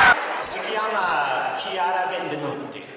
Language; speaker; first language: Italian; non-native, learner; English